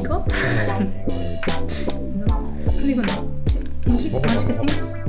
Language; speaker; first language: Korean; non-native, learner; German